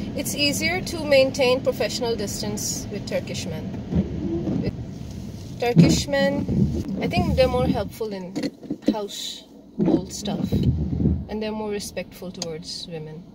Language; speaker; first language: English; non-native, local second language; Urdu